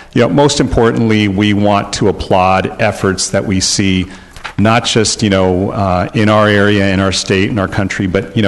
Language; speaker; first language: English; early bilingual, other home language; Spanish